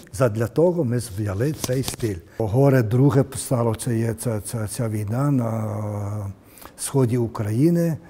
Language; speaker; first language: Ukrainian; early bilingual, heritage; Ukrainian